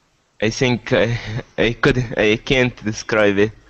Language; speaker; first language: English; non-native, learner; Arabic